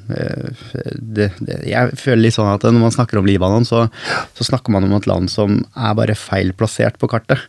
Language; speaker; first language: Norwegian; early bilingual, other home language; Arabic